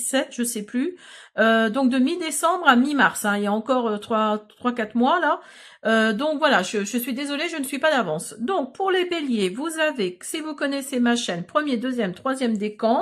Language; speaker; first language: French; native; French